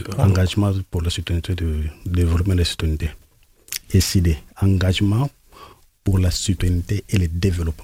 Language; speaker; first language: French; non-native, local second language; Lingala